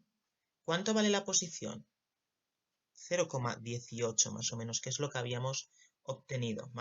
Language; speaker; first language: Spanish; native; Spanish